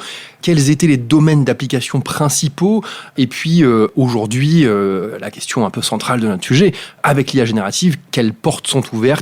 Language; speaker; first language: French; native; French